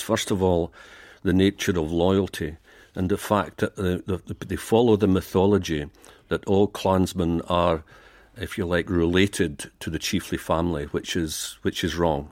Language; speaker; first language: English; native; English